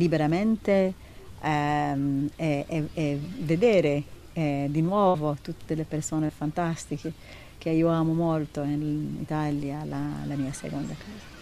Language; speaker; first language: Italian; non-native, learner; Hebrew